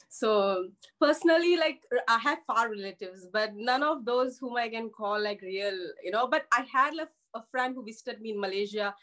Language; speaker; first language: English; non-native, local second language; Telugu